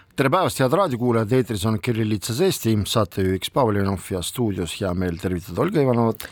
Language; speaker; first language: Estonian; non-native, local second language; Russian